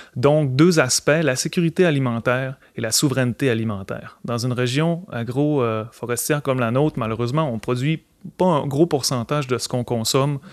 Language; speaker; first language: French; native; French